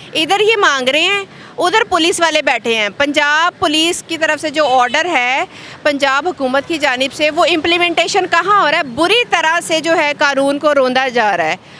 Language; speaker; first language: Urdu; non-native, local second language; Punjabi